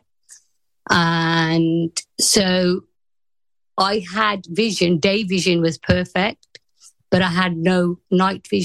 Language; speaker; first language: English; native; English